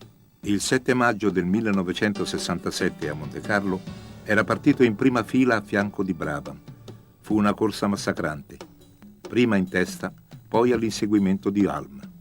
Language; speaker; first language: Italian; native; Italian